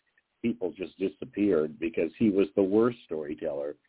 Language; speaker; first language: English; native; English